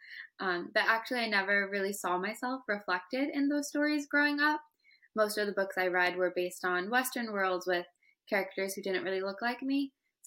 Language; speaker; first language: English; native; English